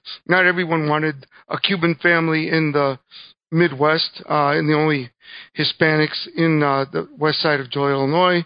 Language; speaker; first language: English; early bilingual, other home language; Spanish